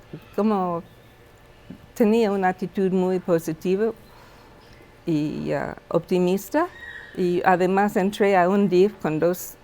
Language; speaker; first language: Spanish; non-native, fluent; English